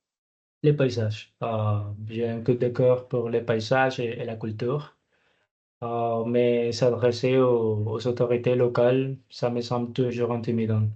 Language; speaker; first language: French; non-native, learner; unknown